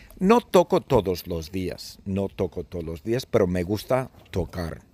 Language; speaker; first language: Spanish; non-native, fluent; English